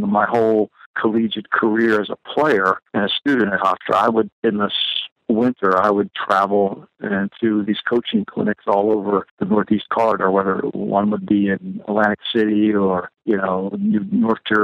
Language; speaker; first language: English; native; English